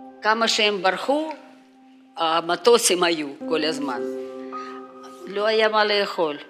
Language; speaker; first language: Hebrew; non-native, learner; Russian